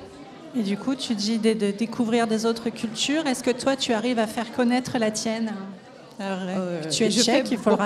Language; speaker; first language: French; native; French